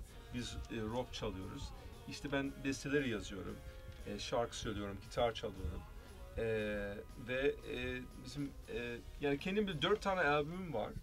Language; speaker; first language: Turkish; early bilingual, heritage; Turkish